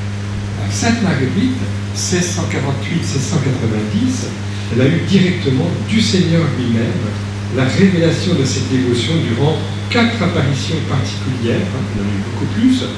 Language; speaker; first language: French; native; French